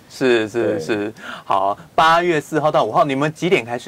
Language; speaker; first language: Chinese; native; Chinese